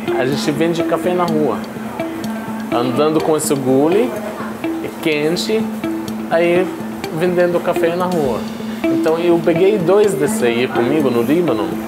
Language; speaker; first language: Portuguese; non-native, learner; Arabic